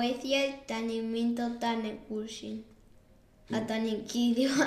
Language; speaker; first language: Welsh; non-native, learner; Spanish